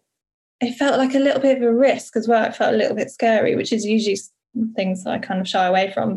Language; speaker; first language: English; native; English